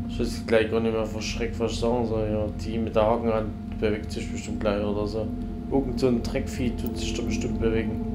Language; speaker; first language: German; native; German